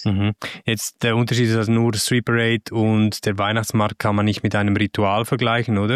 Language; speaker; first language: German; native; German